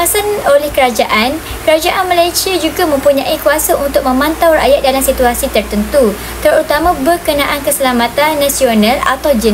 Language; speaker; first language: Malay; native; Malay